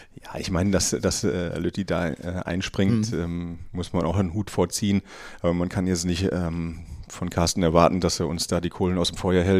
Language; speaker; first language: German; native; German